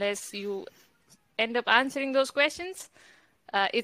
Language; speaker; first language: English; non-native, local second language; Hindi